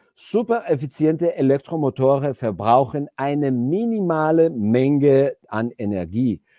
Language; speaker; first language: German; non-native, fluent; Georgian